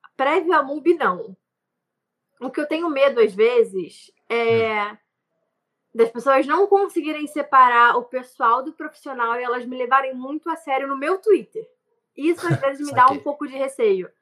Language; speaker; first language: Portuguese; native; Portuguese